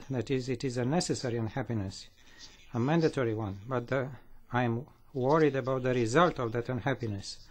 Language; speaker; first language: English; non-native, fluent; Romanian